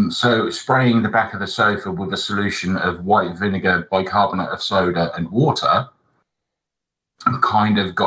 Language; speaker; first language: English; native; English